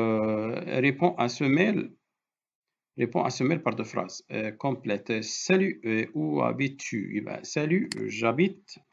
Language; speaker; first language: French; non-native, fluent; Arabic